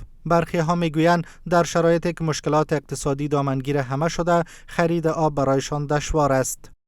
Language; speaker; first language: Persian; native; Persian